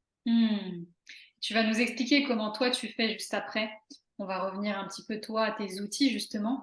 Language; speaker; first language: French; native; French